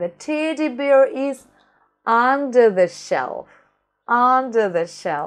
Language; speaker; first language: English; non-native, fluent; Russian